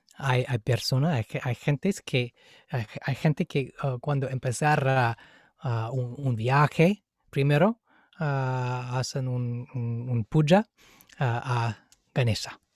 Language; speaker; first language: Spanish; non-native, fluent; English